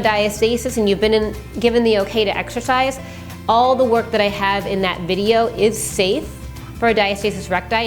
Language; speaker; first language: English; native; English